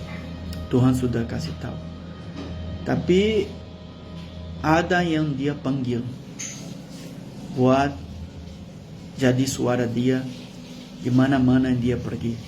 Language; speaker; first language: Indonesian; non-native, learner; Portuguese